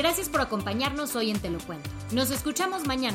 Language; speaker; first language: Spanish; native; Spanish